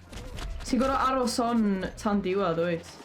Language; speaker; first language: Welsh; native; Welsh